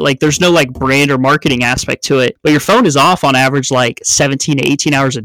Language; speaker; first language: English; native; English